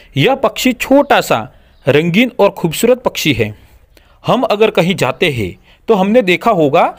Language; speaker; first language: Hindi; non-native, local second language; Gujarati